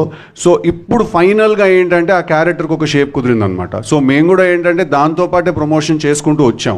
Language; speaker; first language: Telugu; native; Telugu